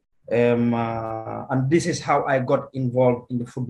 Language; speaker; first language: English; non-native, local second language; Wolof